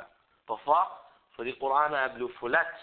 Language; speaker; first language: Danish; early bilingual, other home language; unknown